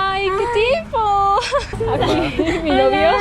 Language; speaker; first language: Spanish; non-native, learner; Korean